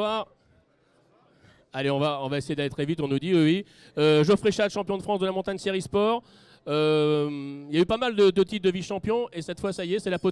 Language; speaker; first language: French; native; French